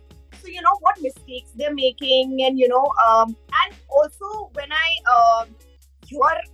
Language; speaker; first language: English; non-native, local second language; Hindi